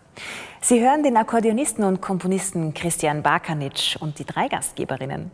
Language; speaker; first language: German; native; German